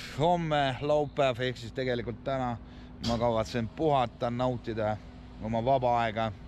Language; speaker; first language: Estonian; native; Estonian